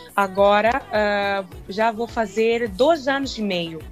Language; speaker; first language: Portuguese; non-native, local second language; Makhuwa